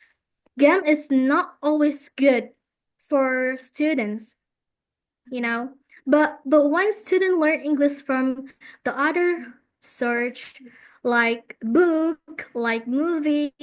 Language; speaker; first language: English; non-native, fluent; Indonesian